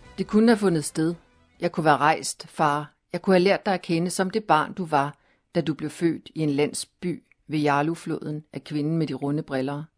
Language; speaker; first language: Danish; native; Danish